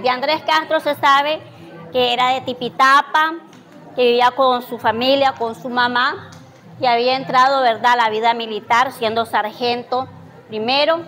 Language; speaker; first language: Spanish; native; Spanish